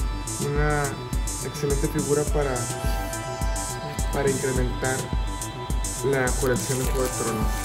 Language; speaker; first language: Spanish; native; Spanish